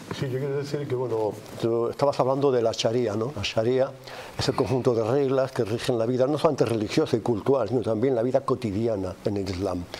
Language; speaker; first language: Spanish; native; Spanish